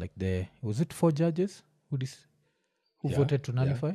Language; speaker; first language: English; non-native, local second language; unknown